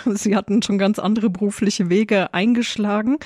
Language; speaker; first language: German; native; German